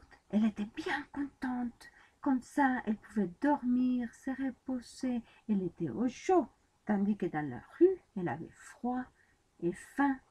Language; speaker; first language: French; non-native, fluent; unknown